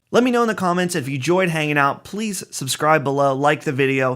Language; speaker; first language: English; native; English